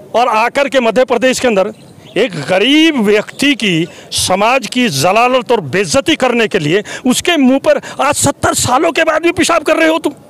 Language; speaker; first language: Hindi; native; Hindi